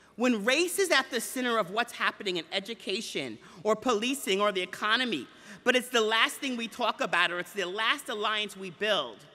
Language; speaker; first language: English; native; English